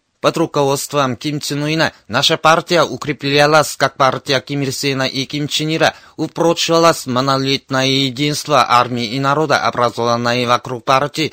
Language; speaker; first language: Russian; non-native, fluent; Korean